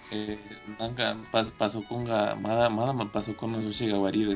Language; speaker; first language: Japanese; non-native, learner; Spanish